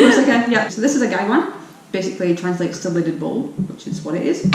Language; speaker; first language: English; native; English